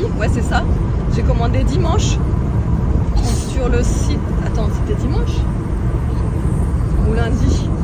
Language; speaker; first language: French; native; French